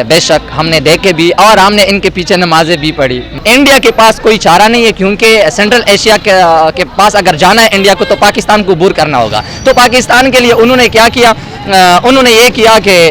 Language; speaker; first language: Hindi; non-native, local second language; Pashto